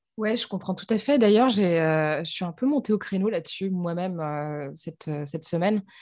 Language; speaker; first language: French; native; French